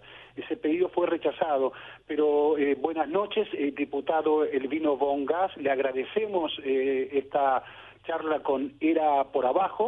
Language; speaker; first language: Spanish; native; Spanish